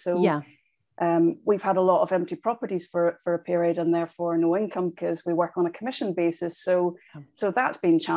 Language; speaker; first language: English; native; English